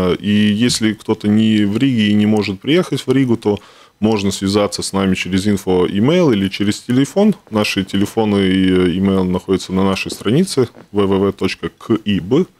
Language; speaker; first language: Russian; non-native, local second language; Latvian